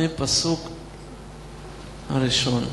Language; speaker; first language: Hebrew; non-native, fluent; Russian